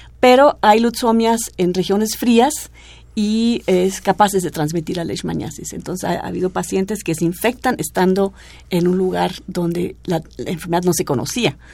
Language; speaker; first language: Spanish; non-native, fluent; German